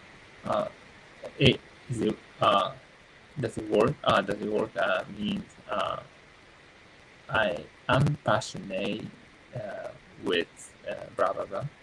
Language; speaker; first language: English; non-native, learner; Japanese